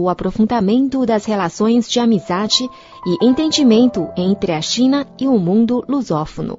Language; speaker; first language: Portuguese; non-native, fluent; Chinese